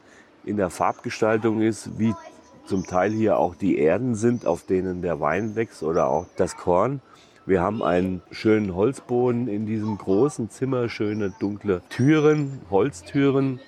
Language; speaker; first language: German; native; German